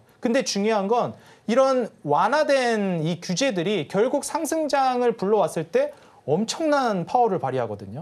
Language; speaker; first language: Korean; native; Korean